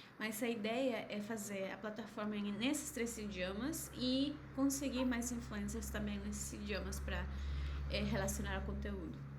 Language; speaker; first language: Portuguese; non-native, fluent; Spanish